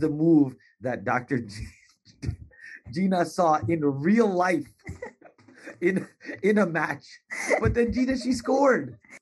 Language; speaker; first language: English; native; English